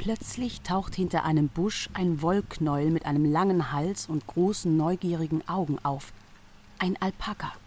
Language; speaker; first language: German; native; German